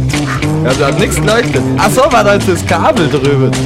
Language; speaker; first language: German; native; German